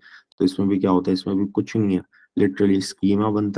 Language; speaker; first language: Hindi; native; Hindi